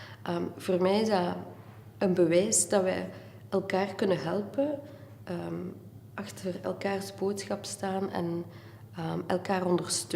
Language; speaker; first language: Dutch; native; Dutch